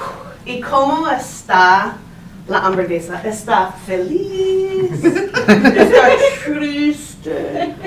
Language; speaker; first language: Spanish; non-native, fluent; English